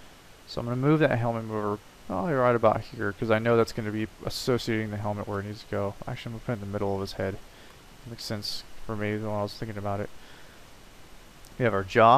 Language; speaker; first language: English; native; English